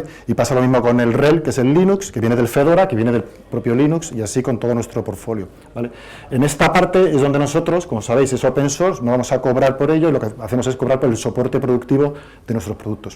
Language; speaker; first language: Spanish; native; Spanish